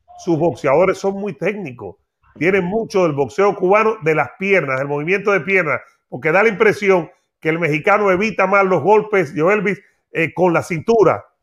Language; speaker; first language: Spanish; native; Spanish